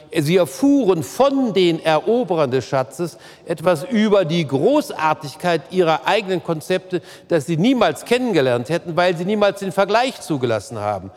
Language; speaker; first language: German; native; German